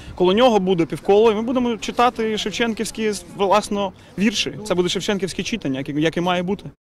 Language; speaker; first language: Ukrainian; non-native, local second language; Russian